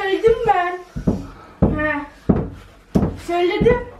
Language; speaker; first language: Turkish; early bilingual, heritage; German